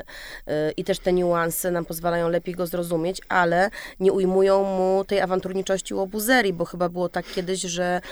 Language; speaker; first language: Polish; native; Polish